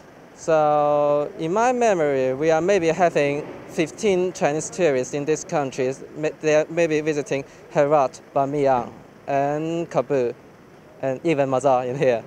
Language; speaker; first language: English; non-native, learner; Chinese